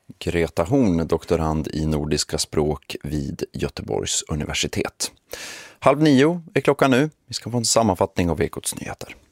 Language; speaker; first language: Swedish; native; Swedish